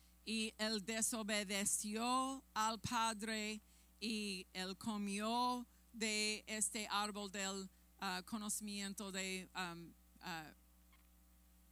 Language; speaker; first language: Spanish; non-native, fluent; English